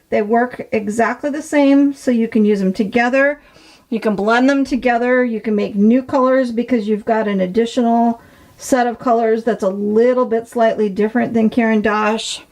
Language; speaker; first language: English; native; English